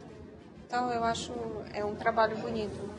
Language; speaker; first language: Portuguese; non-native, fluent; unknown